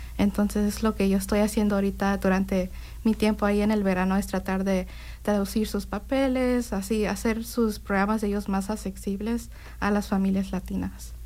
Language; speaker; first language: Spanish; early bilingual, heritage; Spanish